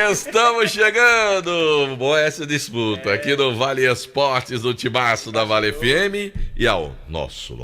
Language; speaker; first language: Portuguese; native; Portuguese